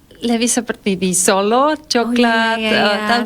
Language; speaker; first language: Indonesian; non-native, fluent; Spanish